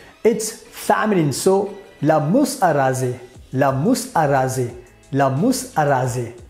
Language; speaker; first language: French; non-native, fluent; Hindi